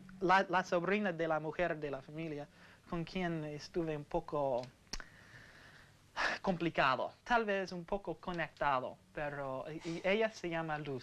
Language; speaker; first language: Spanish; non-native, learner; English